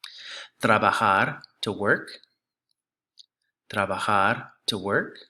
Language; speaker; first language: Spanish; non-native, fluent; English